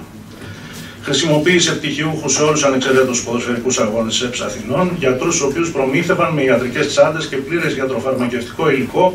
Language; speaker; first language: Greek; native; Greek